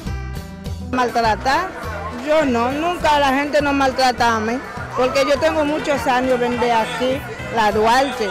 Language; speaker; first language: Spanish; non-native, learner; Haitian Creole